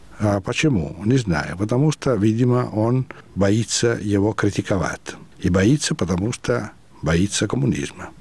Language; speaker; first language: Russian; non-native, fluent; Italian